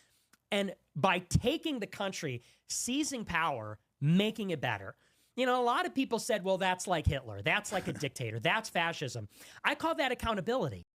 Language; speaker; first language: English; native; English